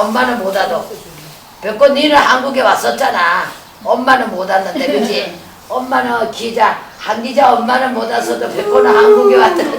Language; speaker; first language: Korean; native; Korean